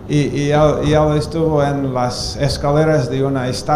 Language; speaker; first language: Spanish; non-native, fluent; English